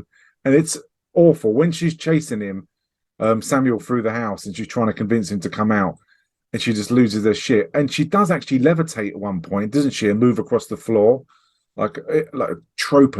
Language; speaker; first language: English; native; English